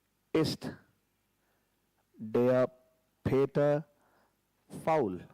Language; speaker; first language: German; non-native, fluent; Hindi